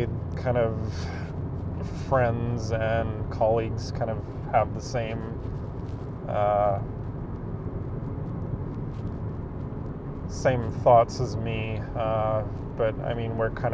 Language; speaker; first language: English; native; English